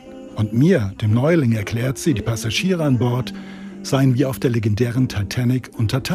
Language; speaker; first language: German; native; German